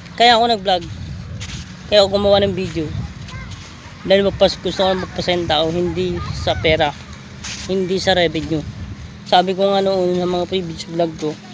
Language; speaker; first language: Filipino; non-native, local second language; Iloko